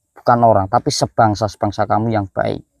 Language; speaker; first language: Indonesian; native; Indonesian